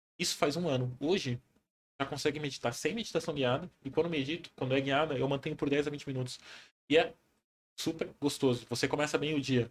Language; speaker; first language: Portuguese; native; Portuguese